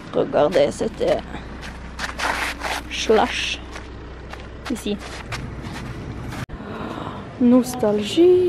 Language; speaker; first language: French; non-native, learner; Norwegian